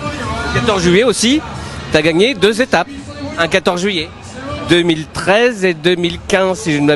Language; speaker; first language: French; native; French